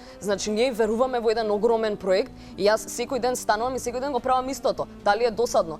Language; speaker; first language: Macedonian; native; Macedonian